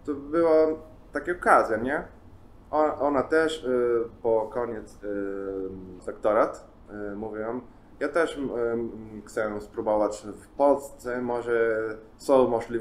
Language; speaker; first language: Polish; non-native, learner; Italian